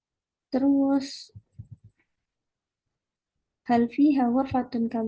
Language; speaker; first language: Arabic; non-native, learner; Indonesian